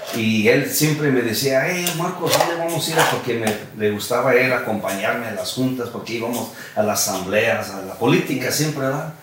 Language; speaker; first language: Spanish; early bilingual, heritage; Spanish